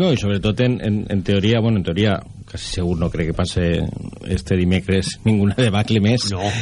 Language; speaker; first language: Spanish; non-native, local second language; Catalan